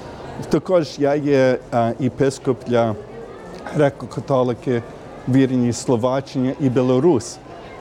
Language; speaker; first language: Ukrainian; early bilingual, heritage; Ukrainian